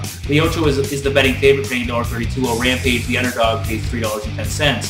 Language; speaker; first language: English; native; English